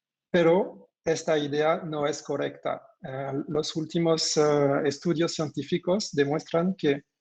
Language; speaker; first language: Spanish; non-native, fluent; French